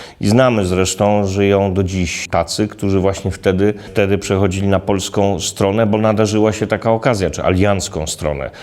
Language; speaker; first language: Polish; native; Polish